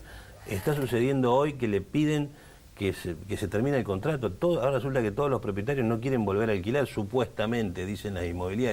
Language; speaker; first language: Spanish; native; Spanish